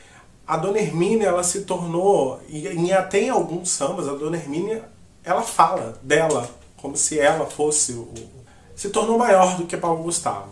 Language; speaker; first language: Portuguese; native; Portuguese